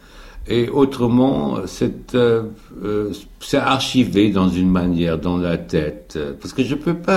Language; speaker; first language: French; non-native, fluent; German